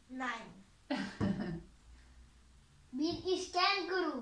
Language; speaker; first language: German; non-native, learner; Ukrainian